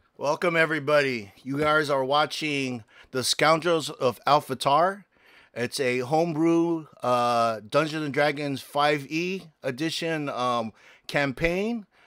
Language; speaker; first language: English; native; English